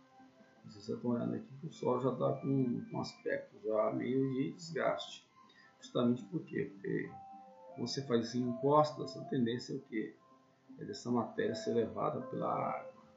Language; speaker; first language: Portuguese; native; Portuguese